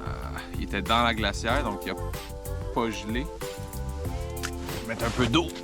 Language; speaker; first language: French; native; French